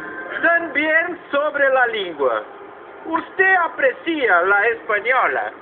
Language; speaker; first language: Spanish; non-native, learner; Portuguese